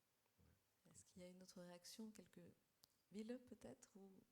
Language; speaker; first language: French; native; French